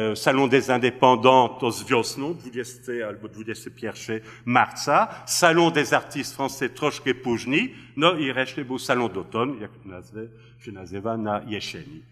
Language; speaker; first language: Polish; early bilingual, heritage; Polish